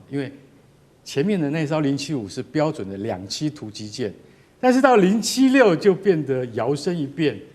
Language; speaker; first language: Chinese; native; Chinese